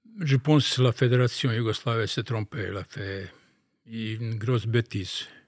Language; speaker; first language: French; non-native, fluent; Bosnian